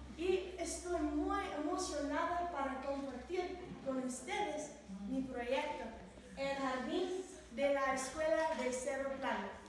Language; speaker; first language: Spanish; non-native, learner; English